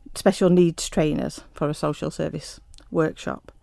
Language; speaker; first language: English; native; English